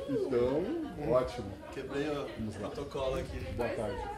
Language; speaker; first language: Portuguese; native; Portuguese